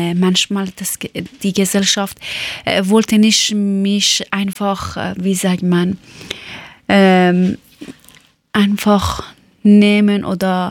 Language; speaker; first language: German; non-native, learner; Persian